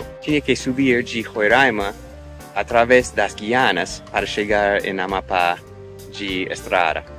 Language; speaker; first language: Portuguese; non-native, fluent; English